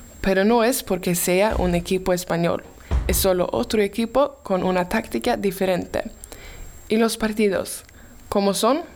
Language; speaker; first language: Spanish; non-native, learner; Swedish